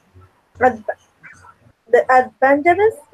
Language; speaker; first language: English; non-native, learner; Spanish